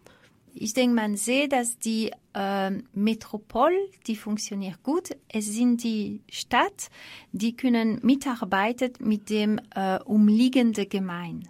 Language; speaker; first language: German; non-native, fluent; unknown